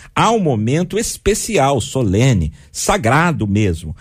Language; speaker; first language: Portuguese; native; Portuguese